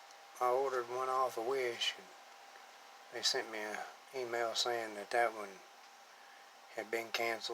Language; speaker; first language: English; native; English